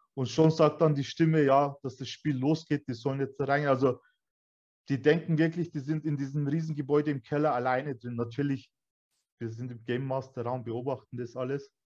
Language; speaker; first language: German; early bilingual, other home language; Turkish